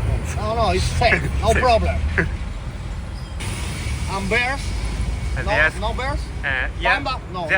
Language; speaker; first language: English; non-native, fluent; Spanish